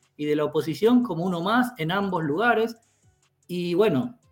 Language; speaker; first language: Spanish; native; Spanish